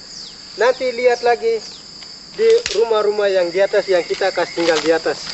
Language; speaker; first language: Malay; non-native, local second language; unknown